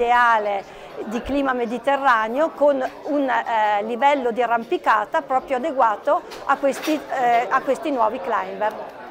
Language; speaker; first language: Italian; native; Italian